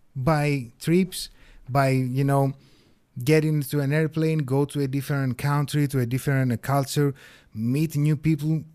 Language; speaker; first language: English; non-native, fluent; Greek